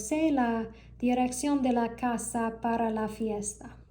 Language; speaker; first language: Spanish; non-native, learner; English